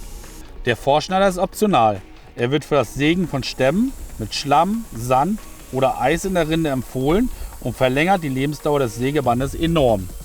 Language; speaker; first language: German; native; German